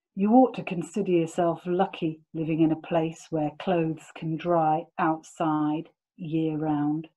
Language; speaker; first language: English; native; English